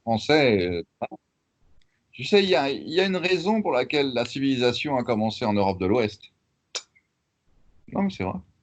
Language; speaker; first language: French; native; French